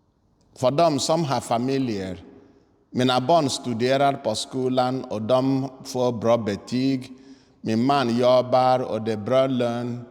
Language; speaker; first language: Swedish; non-native, fluent; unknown